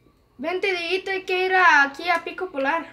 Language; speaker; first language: Spanish; native; Spanish